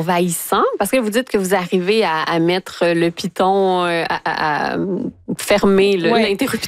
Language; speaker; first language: French; native; French